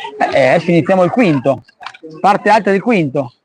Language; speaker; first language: Italian; native; Italian